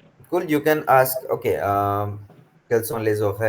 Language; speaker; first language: French; non-native, fluent; Hindi